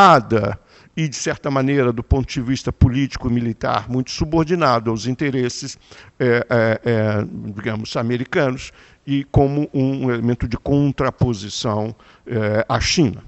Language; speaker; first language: Portuguese; native; Portuguese